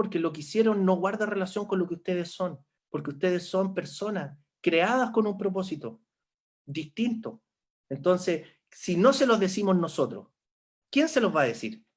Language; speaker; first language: Spanish; native; Spanish